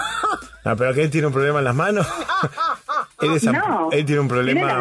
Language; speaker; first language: Spanish; native; Spanish